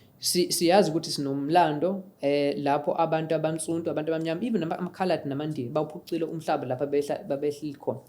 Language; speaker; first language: Zulu; non-native, local second language; English